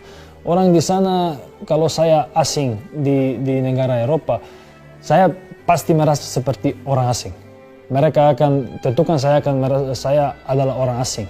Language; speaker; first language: Indonesian; non-native, fluent; Serbian